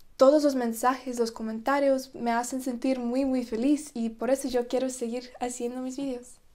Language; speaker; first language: Spanish; non-native, fluent; Russian